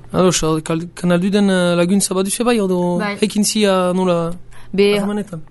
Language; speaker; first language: Basque; native; Basque